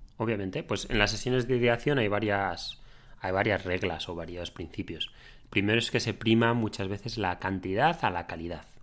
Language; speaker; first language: Spanish; native; Spanish